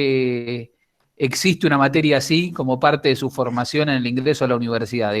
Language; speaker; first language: Spanish; native; Spanish